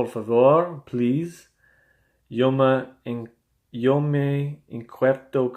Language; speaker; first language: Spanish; non-native, learner; English